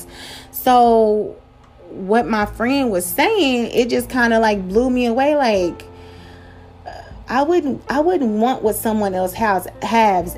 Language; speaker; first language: English; native; English